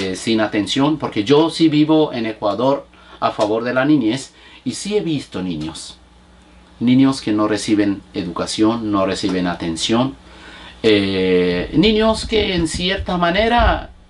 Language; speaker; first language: Spanish; non-native, fluent; Bangla